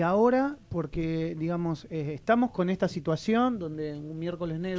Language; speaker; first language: Spanish; native; Spanish